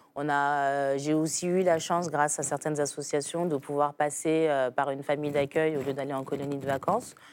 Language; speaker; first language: French; early bilingual, other home language; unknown